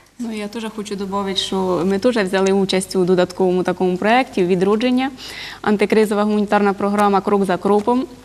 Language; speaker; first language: Ukrainian; native; Ukrainian